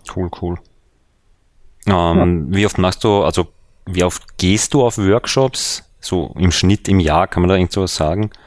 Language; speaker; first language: German; native; German